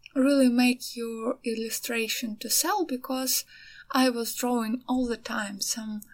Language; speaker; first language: English; non-native, fluent; Ukrainian